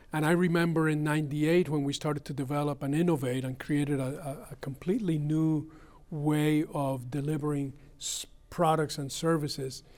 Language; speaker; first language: English; early bilingual, other home language; Spanish